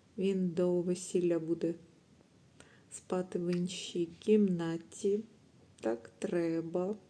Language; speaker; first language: Ukrainian; native; Ukrainian